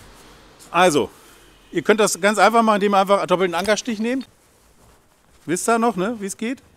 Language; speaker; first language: German; native; German